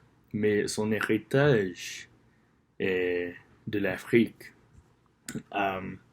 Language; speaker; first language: French; non-native, learner; English